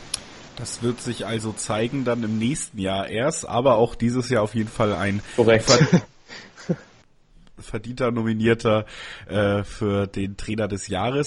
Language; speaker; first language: German; native; German